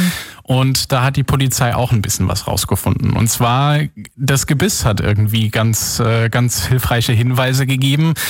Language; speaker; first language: German; native; German